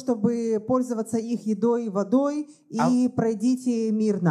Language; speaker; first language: Russian; native; Russian